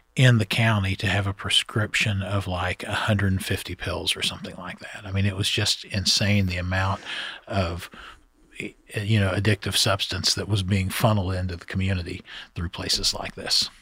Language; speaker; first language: English; native; English